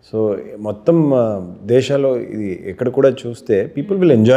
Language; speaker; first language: Telugu; non-native, learner; Kannada